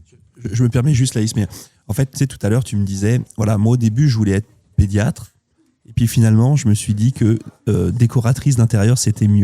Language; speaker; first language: French; native; French